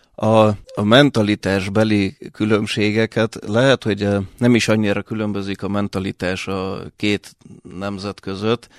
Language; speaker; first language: Hungarian; early bilingual, other home language; Russian